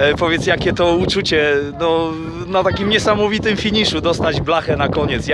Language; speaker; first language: Polish; native; Polish